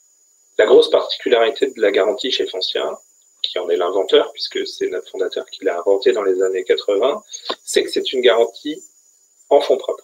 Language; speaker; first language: French; native; French